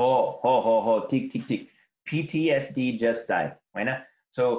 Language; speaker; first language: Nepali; non-native, fluent; English